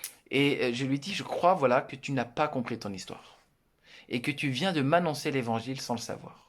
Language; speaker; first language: French; native; French